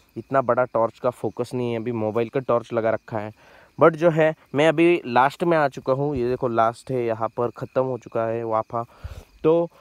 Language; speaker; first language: Hindi; non-native, local second language; Marathi